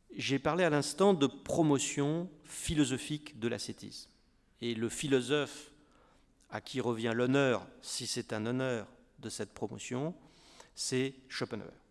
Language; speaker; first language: French; native; French